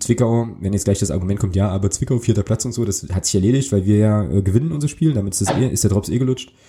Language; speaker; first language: German; native; German